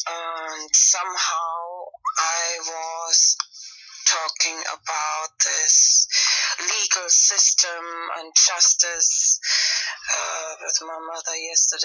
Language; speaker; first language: English; non-native, fluent; German